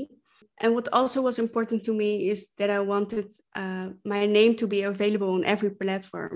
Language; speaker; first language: English; non-native, fluent; Dutch